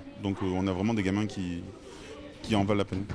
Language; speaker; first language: French; native; French